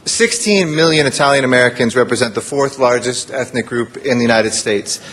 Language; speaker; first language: English; early bilingual, other home language; Italian